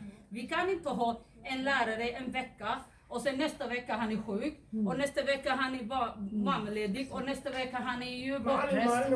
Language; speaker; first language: Swedish; non-native, fluent; Somali